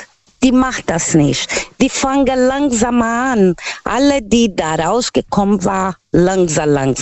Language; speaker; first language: German; non-native, fluent; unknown